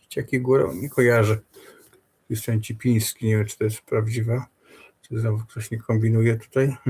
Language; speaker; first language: Polish; native; Polish